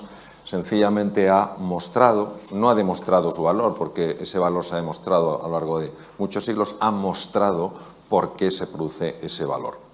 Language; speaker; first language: Spanish; native; Spanish